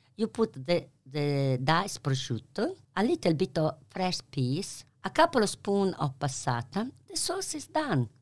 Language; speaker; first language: English; non-native, learner; Italian